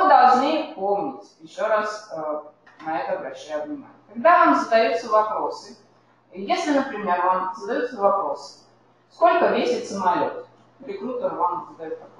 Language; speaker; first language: Russian; native; Russian